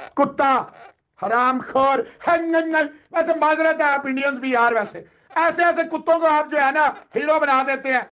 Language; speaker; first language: Urdu; native; Urdu